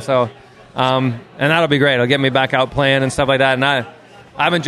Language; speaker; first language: English; native; English